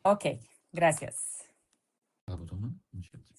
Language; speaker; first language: Spanish; non-native, fluent; Portuguese